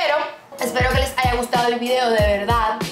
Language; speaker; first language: Spanish; native; Spanish